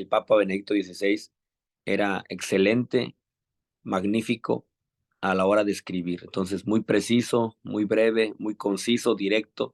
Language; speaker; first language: Spanish; native; Spanish